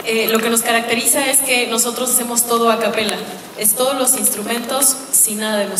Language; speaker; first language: Spanish; native; Spanish